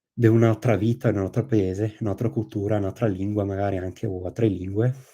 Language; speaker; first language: Italian; non-native, fluent; English